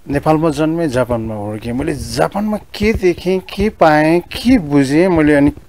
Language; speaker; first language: Nepali; early bilingual, heritage; Nepali